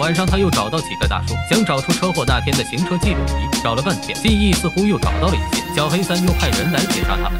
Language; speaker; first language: Chinese; native; Chinese